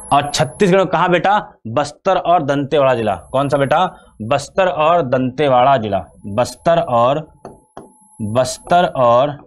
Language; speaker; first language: Hindi; native; Hindi